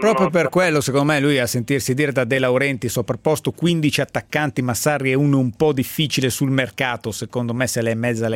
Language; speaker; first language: Italian; native; Italian